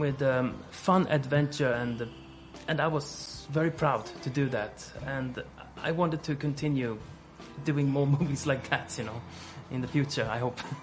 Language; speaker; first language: English; non-native, fluent; Swedish